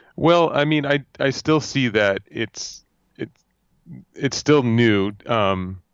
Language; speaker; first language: English; native; English